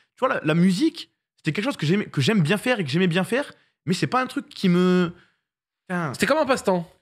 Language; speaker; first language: French; native; French